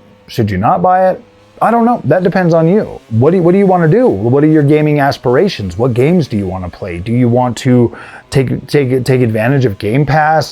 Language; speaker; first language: English; native; English